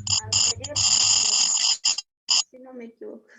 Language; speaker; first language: Spanish; native; Spanish